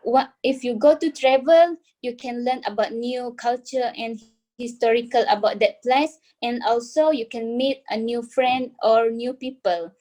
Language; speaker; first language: English; non-native, local second language; Malay